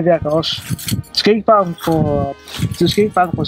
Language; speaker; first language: Danish; non-native, learner; Swahili